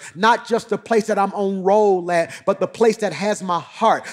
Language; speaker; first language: English; native; English